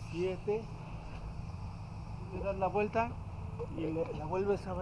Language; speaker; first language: Spanish; native; Spanish